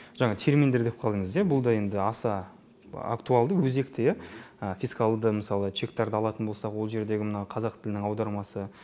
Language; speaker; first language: Kazakh; native; Kazakh